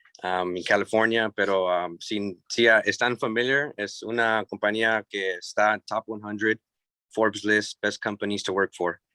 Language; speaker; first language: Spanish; early bilingual, heritage; English